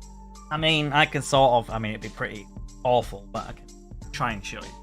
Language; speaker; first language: English; native; English